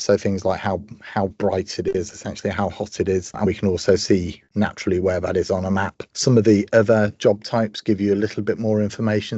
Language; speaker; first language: English; native; English